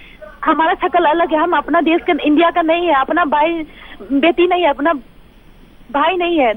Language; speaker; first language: Hindi; non-native, local second language; Manipuri